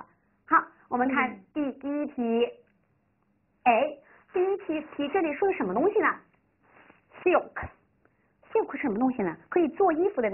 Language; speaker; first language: Chinese; native; Chinese